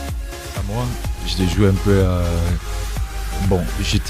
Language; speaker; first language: French; non-native, learner; Samoan